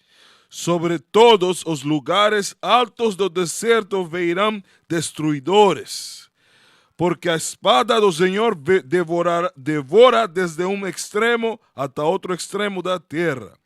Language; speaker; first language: Portuguese; non-native, learner; Spanish